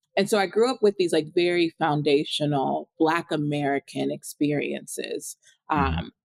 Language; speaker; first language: English; native; English